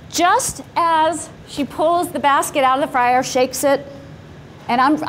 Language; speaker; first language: English; native; English